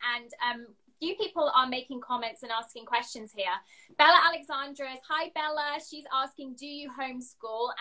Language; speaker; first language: English; native; English